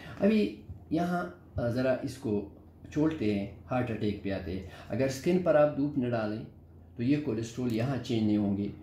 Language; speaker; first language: Urdu; non-native, local second language; Pashto